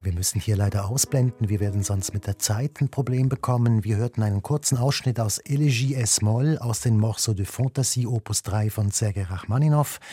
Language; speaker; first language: German; native; German